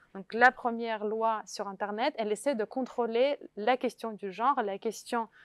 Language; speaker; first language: French; non-native, fluent; Russian